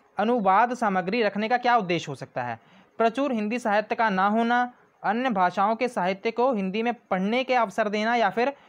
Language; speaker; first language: Hindi; non-native, local second language; Punjabi